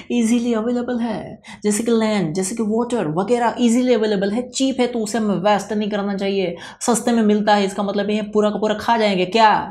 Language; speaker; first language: Hindi; non-native, local second language; Gujarati